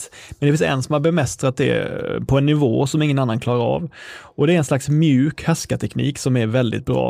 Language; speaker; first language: Swedish; native; Swedish